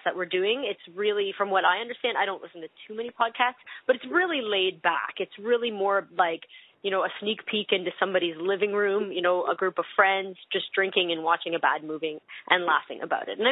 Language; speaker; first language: English; native; English